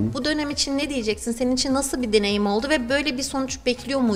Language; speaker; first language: Turkish; native; Turkish